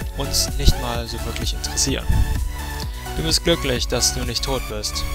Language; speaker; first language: German; native; German